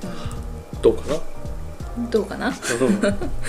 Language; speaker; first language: Japanese; native; Japanese